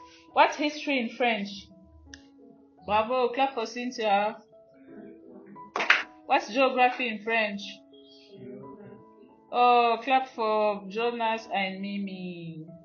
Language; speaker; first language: English; non-native, fluent; French